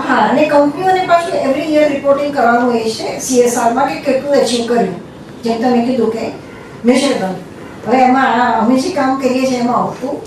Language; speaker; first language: Gujarati; native; Gujarati